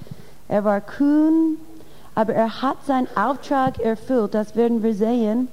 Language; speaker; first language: German; non-native, fluent; English